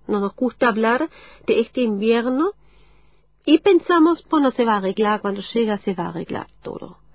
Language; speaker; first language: Spanish; non-native, fluent; German